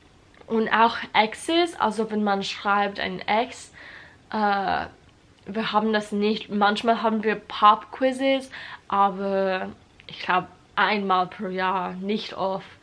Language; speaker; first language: German; non-native, learner; English